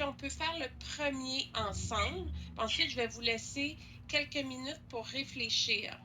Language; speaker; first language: French; native; French